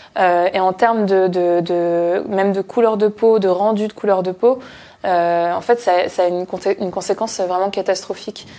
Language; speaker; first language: French; native; French